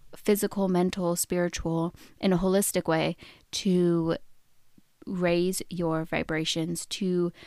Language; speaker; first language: English; native; English